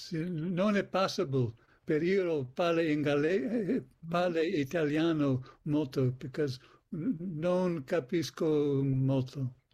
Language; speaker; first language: Italian; non-native, learner; English